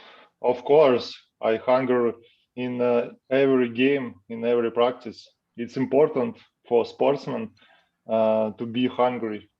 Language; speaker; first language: English; non-native, learner; Russian